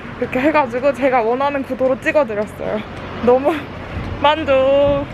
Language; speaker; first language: Korean; native; Korean